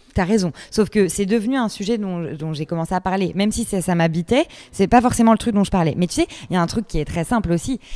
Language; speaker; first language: French; native; French